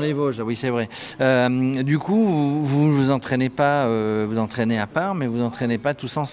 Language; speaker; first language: French; native; French